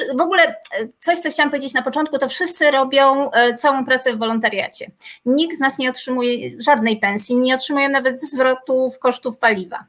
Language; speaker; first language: Polish; native; Polish